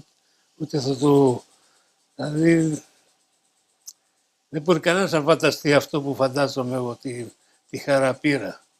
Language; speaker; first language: Greek; early bilingual, heritage; Greek